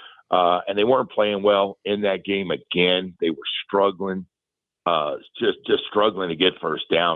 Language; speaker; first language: English; native; English